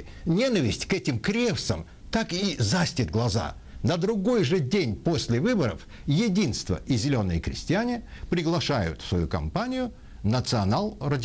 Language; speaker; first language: Russian; native; Russian